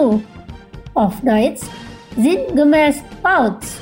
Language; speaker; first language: German; non-native, fluent; Indonesian